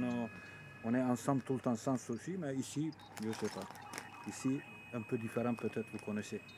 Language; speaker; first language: French; non-native, learner; Turkish